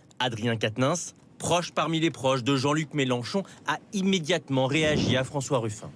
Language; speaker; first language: French; native; French